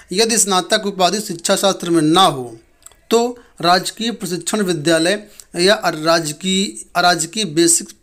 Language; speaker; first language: Hindi; native; Hindi